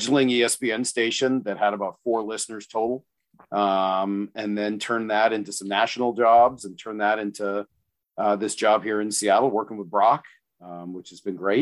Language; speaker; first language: English; native; English